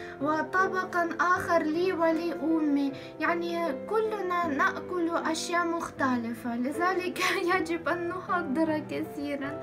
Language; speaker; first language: Arabic; non-native, fluent; Ukrainian